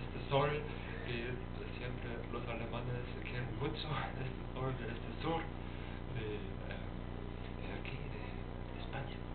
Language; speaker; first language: Spanish; non-native, fluent; German